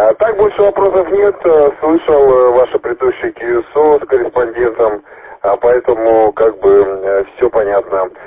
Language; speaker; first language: Russian; native; Russian